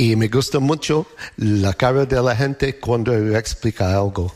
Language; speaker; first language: Spanish; non-native, learner; English